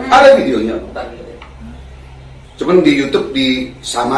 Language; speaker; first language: Indonesian; native; Indonesian